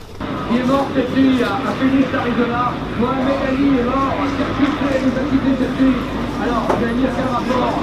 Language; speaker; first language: French; native; French